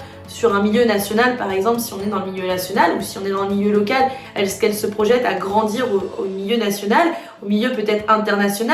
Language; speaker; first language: French; native; French